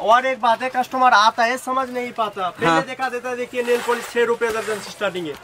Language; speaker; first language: Hindi; non-native, local second language; Bangla